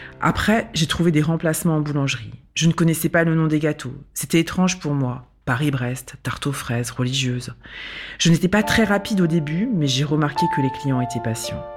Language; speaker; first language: French; non-native, local second language; Arabic